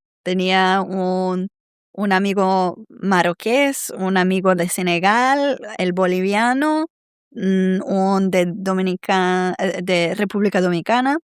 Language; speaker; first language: Spanish; non-native, fluent; Serbian